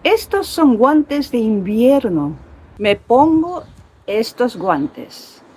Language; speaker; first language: Spanish; non-native, fluent; Japanese